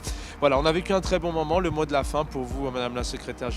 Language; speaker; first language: French; native; French